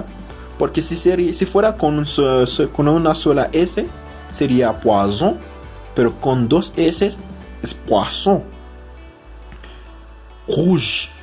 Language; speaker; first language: Spanish; non-native, fluent; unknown